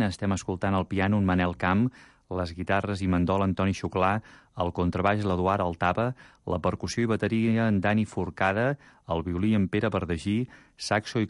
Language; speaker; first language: Catalan; native; Catalan